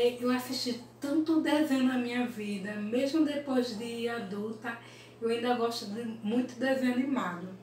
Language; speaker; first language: Portuguese; early bilingual, other home language; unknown